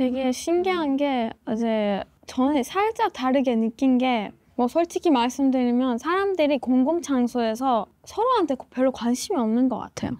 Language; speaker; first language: Korean; non-native, fluent; Persian